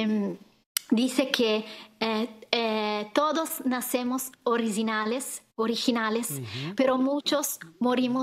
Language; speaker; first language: Spanish; non-native, fluent; Italian